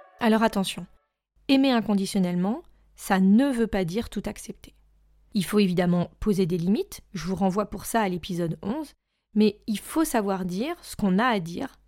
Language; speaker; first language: French; native; French